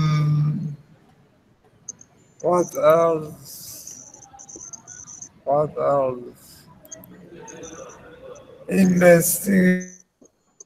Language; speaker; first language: English; non-native, learner; Spanish